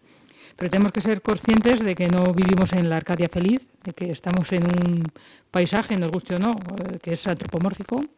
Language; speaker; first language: Spanish; native; Spanish